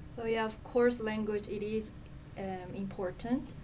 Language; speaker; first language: English; non-native, fluent; Korean